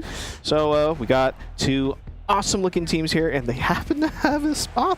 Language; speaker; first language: English; native; English